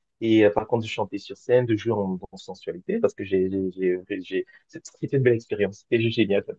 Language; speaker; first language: French; native; French